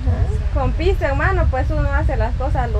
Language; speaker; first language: Spanish; native; Spanish